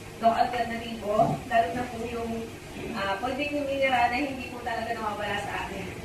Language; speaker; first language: Filipino; native; Filipino